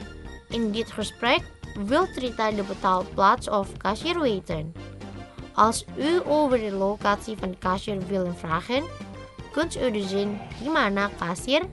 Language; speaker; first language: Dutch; non-native, fluent; Indonesian